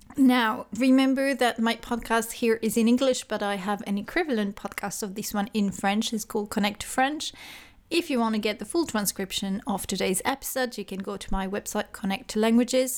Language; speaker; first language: English; non-native, fluent; French